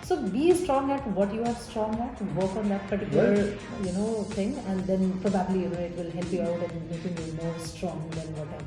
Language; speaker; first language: English; non-native, local second language; Hindi